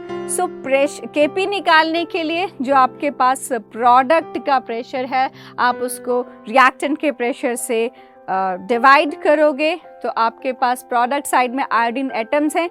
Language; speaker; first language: Hindi; native; Hindi